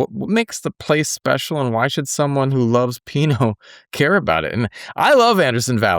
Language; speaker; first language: English; native; English